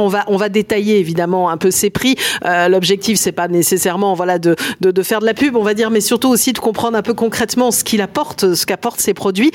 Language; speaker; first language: French; native; French